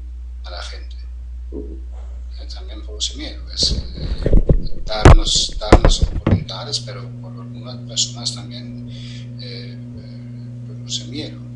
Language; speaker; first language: Spanish; non-native, fluent; German